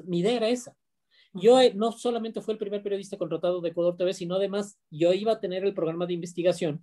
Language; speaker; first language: Spanish; native; Spanish